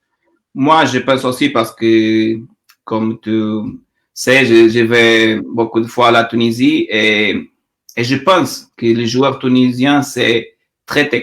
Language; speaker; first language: French; non-native, learner; Portuguese